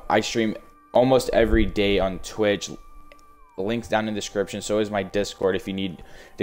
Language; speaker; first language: English; native; English